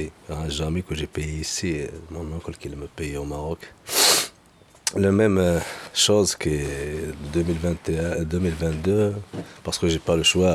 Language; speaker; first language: French; non-native, learner; Arabic